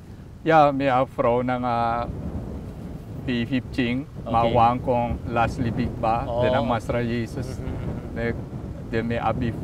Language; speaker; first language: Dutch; non-native, local second language; Sranan Tongo